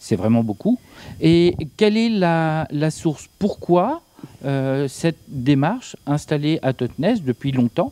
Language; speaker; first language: French; native; French